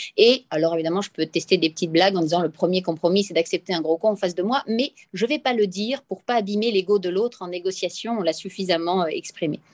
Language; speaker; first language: French; native; French